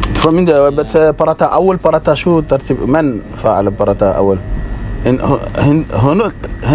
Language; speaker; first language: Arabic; non-native, learner; French